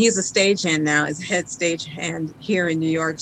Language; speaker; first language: English; native; English